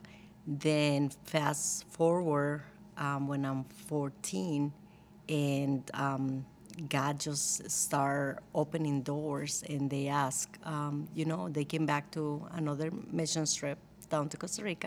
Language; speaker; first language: English; non-native, fluent; Spanish